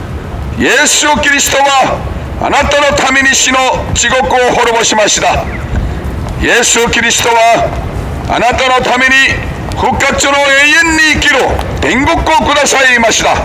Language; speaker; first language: Japanese; non-native, learner; Korean